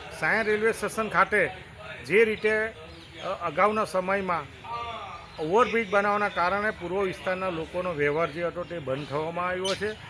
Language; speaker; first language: Gujarati; native; Gujarati